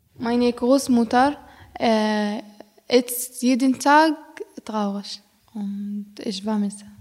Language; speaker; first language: German; non-native, learner; Arabic